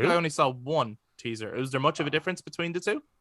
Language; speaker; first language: English; native; English